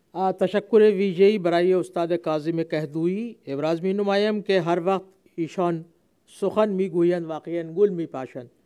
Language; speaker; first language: Persian; non-native, fluent; Urdu